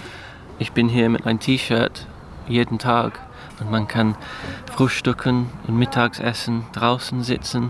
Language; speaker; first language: German; non-native, learner; English